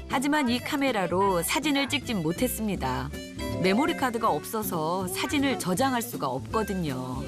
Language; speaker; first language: Korean; native; Korean